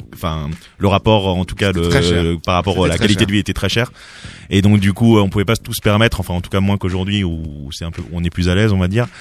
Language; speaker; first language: French; native; French